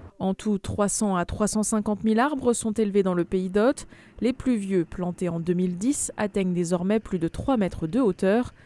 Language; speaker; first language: French; native; French